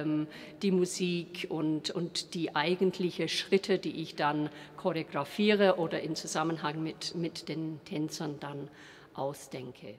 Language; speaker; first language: German; non-native, fluent; English